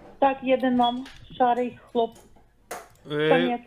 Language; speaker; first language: Polish; non-native, learner; Ukrainian